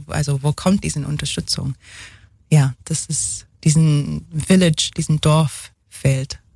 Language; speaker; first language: German; non-native, fluent; English